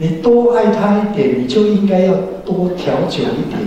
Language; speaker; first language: Chinese; native; Chinese